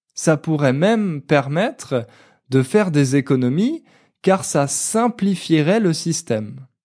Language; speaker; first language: French; native; French